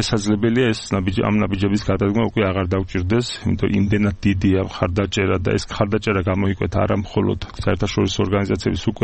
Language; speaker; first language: Georgian; native; Georgian